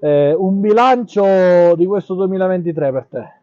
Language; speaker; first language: Italian; native; Italian